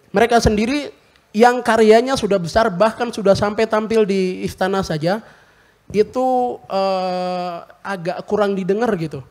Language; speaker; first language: Indonesian; native; Indonesian